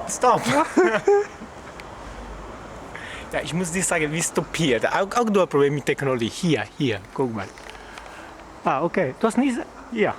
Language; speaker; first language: German; non-native, learner; Italian